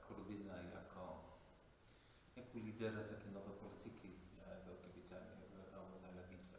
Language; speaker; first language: Polish; non-native, fluent; English